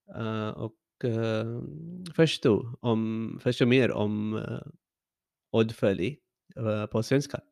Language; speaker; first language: Swedish; non-native, learner; English